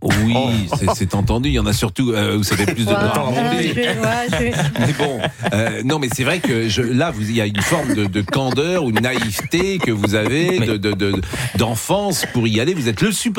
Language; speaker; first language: French; native; French